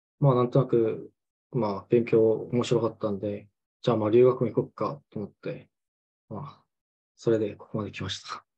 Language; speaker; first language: Japanese; non-native, fluent; Korean